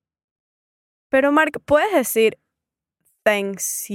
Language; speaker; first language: Spanish; native; Spanish